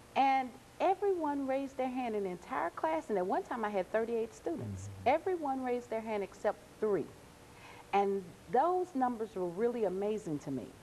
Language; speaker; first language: English; native; English